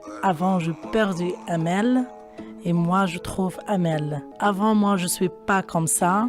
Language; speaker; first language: French; non-native, learner; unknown